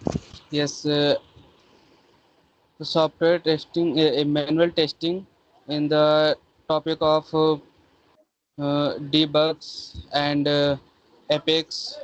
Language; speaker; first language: English; non-native, learner; Hindi